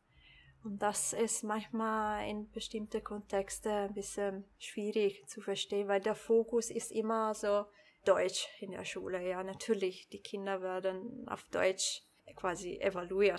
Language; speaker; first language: German; non-native, local second language; Italian